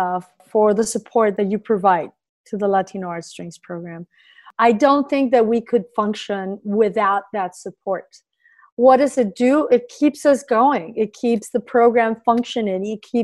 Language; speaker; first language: English; early bilingual, other home language; Spanish